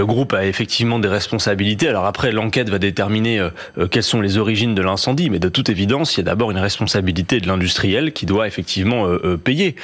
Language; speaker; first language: French; native; French